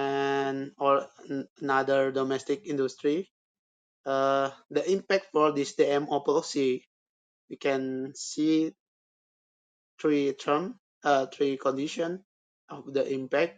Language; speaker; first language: English; non-native, learner; Indonesian